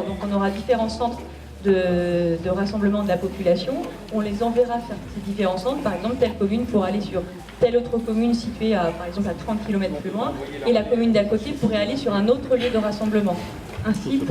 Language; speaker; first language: French; native; French